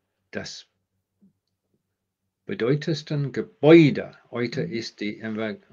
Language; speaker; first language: German; non-native, learner; English